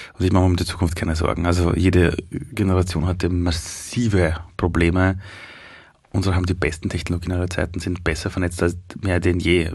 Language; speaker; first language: German; early bilingual, other home language; Persian